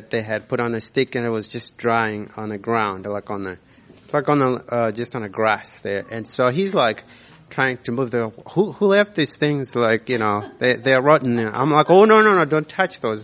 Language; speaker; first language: English; non-native, local second language; Nyanja